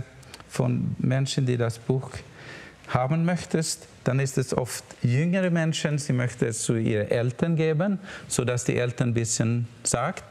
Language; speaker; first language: German; non-native, learner; Swedish